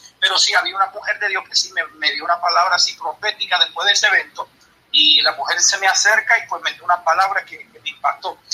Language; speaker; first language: Spanish; early bilingual, heritage; Spanish